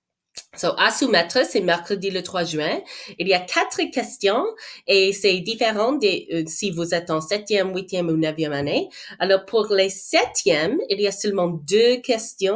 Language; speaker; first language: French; non-native, fluent; English